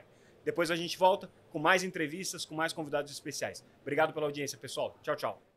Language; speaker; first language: Portuguese; native; Portuguese